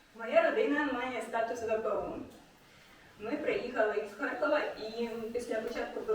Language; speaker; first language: Ukrainian; native; Ukrainian